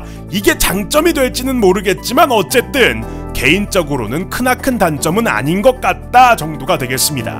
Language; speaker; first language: Korean; native; Korean